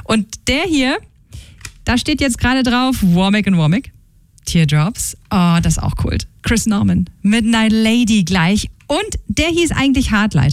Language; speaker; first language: German; native; German